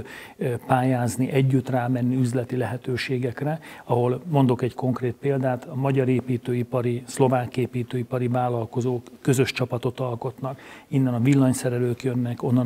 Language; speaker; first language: Hungarian; native; Hungarian